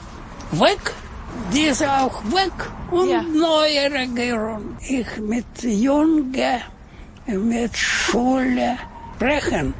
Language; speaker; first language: German; non-native, learner; Russian